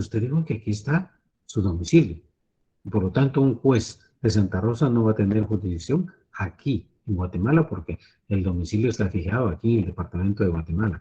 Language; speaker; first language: Spanish; native; Spanish